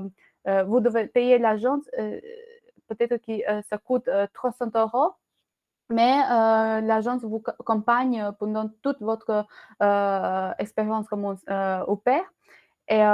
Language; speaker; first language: French; non-native, learner; Albanian